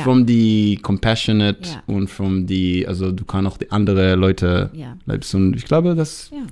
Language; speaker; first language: German; non-native, learner; Hebrew